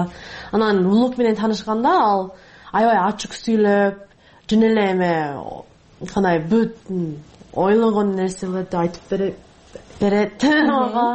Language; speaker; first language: Kyrgyz; non-native, learner; English